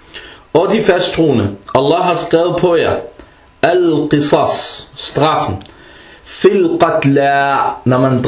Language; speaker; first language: Danish; early bilingual, other home language; Arabic